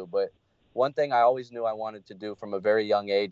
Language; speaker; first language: English; native; English